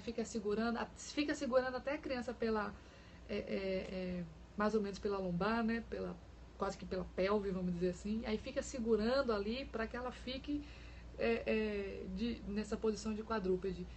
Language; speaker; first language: Portuguese; native; Portuguese